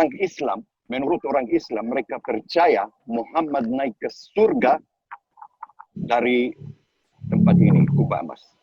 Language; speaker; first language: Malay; non-native, learner; Hebrew